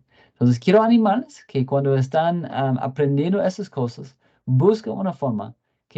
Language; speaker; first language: Spanish; non-native, fluent; English